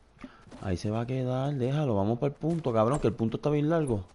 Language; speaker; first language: Spanish; native; Spanish